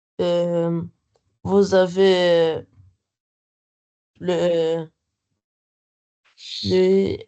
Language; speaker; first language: French; non-native, learner; Arabic